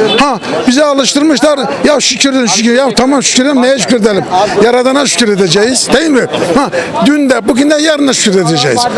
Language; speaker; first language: Turkish; native; Turkish